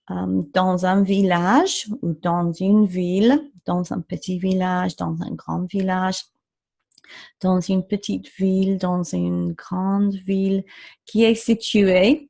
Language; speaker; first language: French; non-native, fluent; English